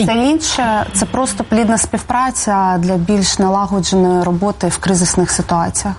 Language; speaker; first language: Ukrainian; native; Ukrainian